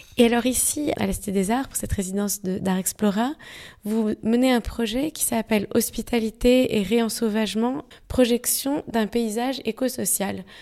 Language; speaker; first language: French; native; French